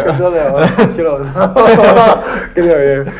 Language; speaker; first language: Korean; non-native, learner; Chinese